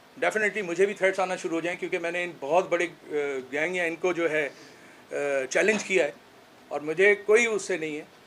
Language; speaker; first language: Urdu; non-native, local second language; Sindhi